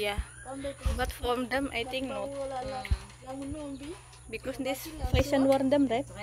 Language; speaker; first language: English; non-native, learner; Indonesian